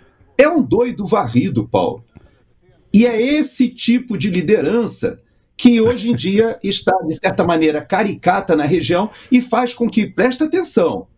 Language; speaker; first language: Portuguese; native; Portuguese